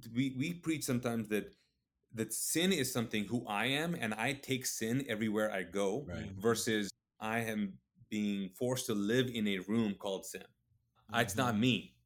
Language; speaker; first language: English; early bilingual, other home language; Urdu